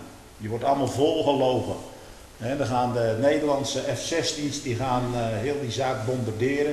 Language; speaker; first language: Dutch; native; Dutch